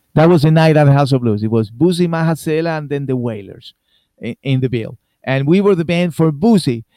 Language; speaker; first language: English; non-native, fluent; Spanish